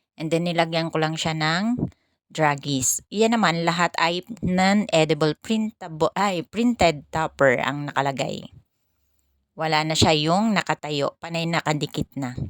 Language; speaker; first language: Filipino; native; Filipino